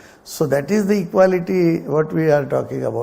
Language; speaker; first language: English; non-native, local second language; Marathi